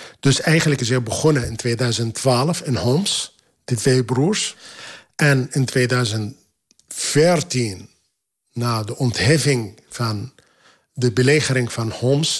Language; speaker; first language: Dutch; non-native, fluent; Arabic